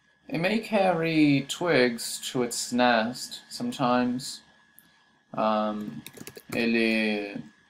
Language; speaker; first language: English; non-native, fluent; Portuguese